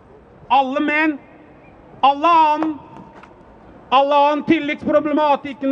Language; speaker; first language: Norwegian; non-native, learner; Persian